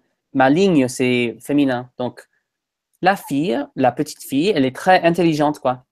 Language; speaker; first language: French; non-native, fluent; English